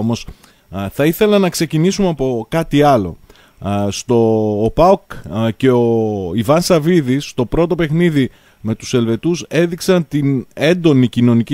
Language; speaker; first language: Greek; native; Greek